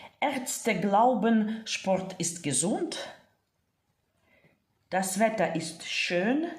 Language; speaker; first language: German; non-native, fluent; Ukrainian